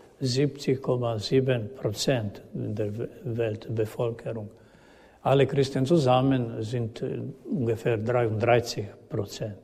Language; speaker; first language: German; non-native, learner; Croatian